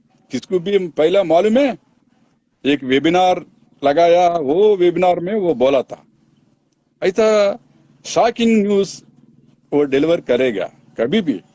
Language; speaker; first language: Hindi; non-native, local second language; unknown